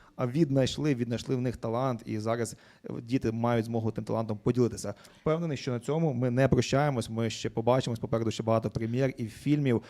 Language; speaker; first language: Ukrainian; native; Ukrainian